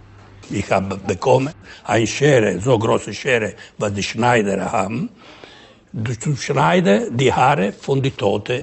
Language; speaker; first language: German; non-native, fluent; Ladino